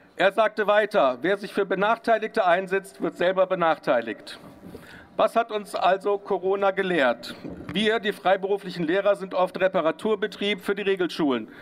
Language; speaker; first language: German; native; German